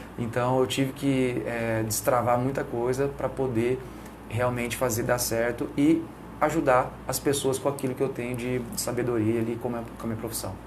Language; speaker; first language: Portuguese; native; Portuguese